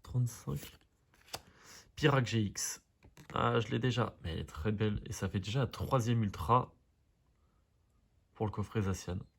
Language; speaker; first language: French; native; French